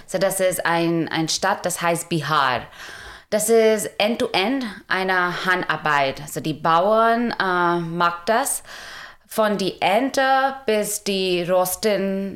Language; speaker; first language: German; non-native, learner; Hindi